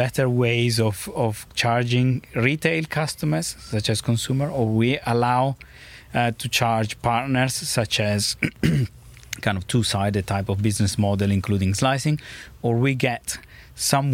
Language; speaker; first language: English; non-native, fluent; Italian